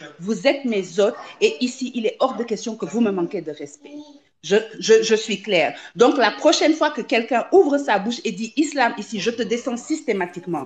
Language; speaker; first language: French; native; French